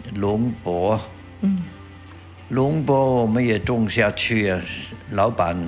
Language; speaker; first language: Chinese; non-native, fluent; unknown